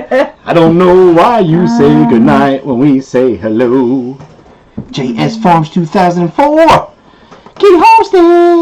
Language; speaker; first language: English; native; English